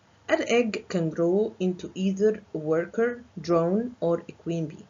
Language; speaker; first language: English; non-native, fluent; Arabic